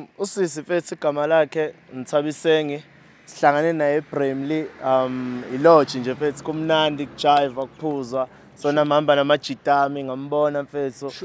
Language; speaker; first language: Zulu; native; Zulu